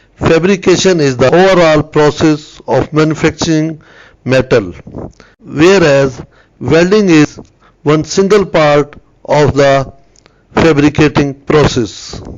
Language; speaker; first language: English; non-native, local second language; Urdu